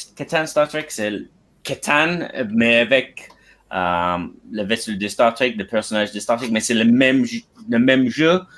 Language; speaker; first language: French; non-native, learner; English